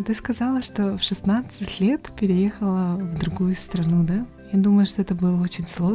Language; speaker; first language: Russian; native; Russian